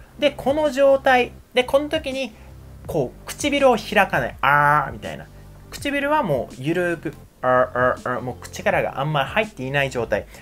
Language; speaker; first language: Japanese; native; Japanese